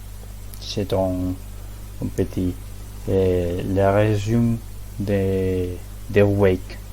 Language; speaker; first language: French; non-native, learner; Spanish